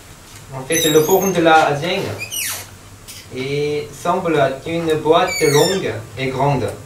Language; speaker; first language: French; non-native, learner; Korean